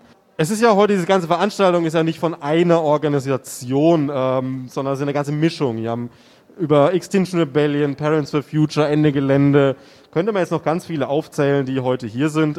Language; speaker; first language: German; native; German